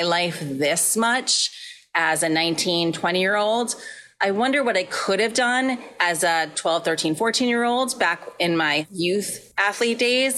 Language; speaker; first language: English; native; English